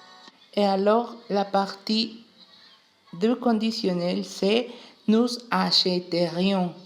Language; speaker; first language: French; non-native, learner; Spanish